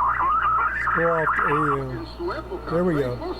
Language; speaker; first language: English; native; English